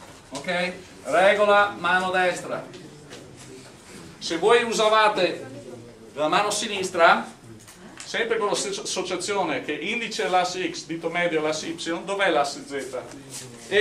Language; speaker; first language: Italian; non-native, fluent; English